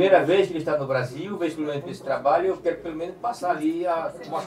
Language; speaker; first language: Portuguese; native; Portuguese